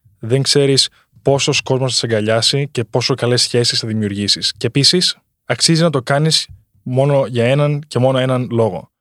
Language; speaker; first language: Greek; early bilingual, heritage; Greek